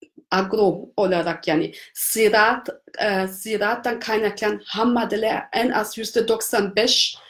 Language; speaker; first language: Turkish; non-native, fluent; German